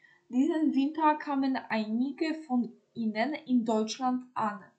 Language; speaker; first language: German; non-native, fluent; Polish